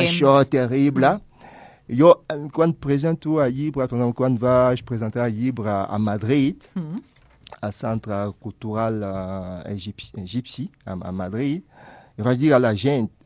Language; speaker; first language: Catalan; non-native, fluent; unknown